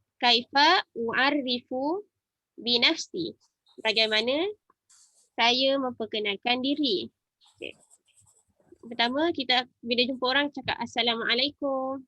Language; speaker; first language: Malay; native; Malay